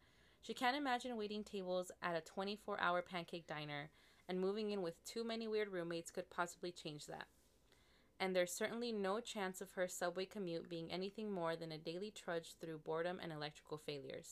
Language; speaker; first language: English; native; English